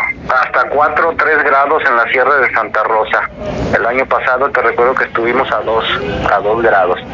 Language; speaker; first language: Spanish; native; Spanish